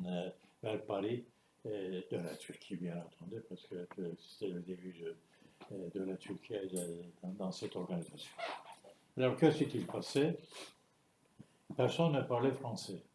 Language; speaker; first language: French; non-native, fluent; Turkish